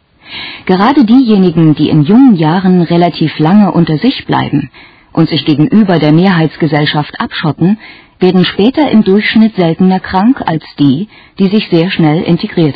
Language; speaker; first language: German; native; German